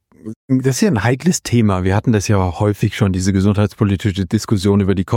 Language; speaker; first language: German; native; German